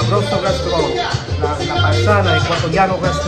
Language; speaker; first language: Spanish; early bilingual, heritage; English